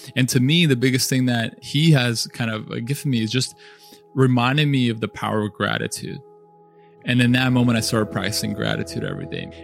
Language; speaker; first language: English; early bilingual, other home language; Russian